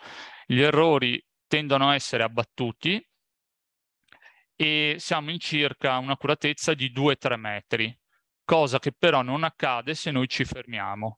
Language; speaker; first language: Italian; native; Italian